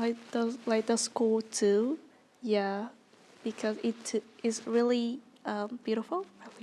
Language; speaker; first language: English; non-native, learner; Vietnamese